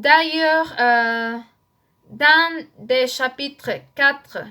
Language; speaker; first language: French; non-native, learner; Spanish